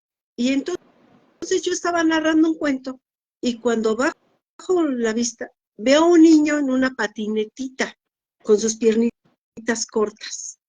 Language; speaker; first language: Spanish; native; Spanish